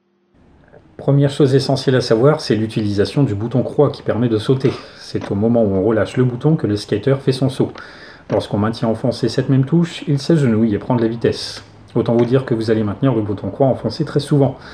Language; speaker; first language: French; native; French